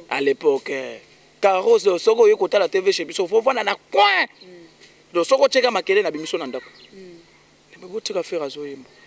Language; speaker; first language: Lingala; native; Lingala